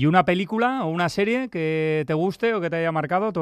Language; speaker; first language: Spanish; native; Spanish